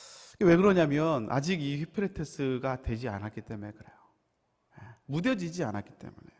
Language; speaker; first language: Korean; native; Korean